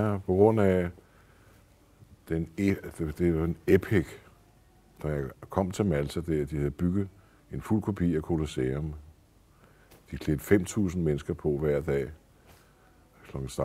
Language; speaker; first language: Danish; native; Danish